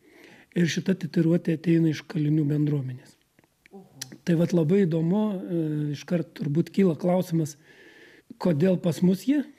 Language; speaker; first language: Lithuanian; native; Lithuanian